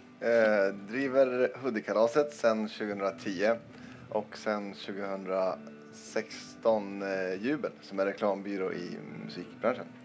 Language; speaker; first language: Swedish; native; Swedish